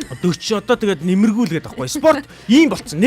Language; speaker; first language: Mongolian; native; Mongolian